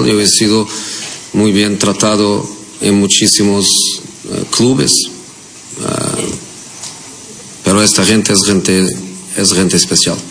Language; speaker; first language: Spanish; non-native, fluent; Portuguese